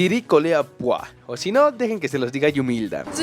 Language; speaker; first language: Spanish; native; Spanish